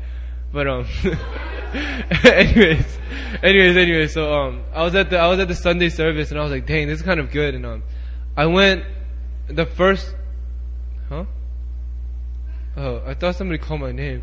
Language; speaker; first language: English; native; English